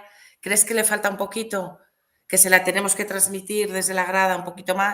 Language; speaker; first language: Spanish; native; Spanish